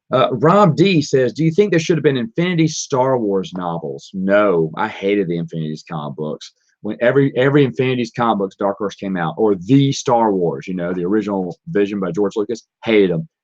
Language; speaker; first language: English; native; English